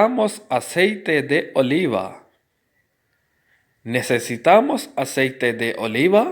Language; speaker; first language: Spanish; non-native, fluent; Urdu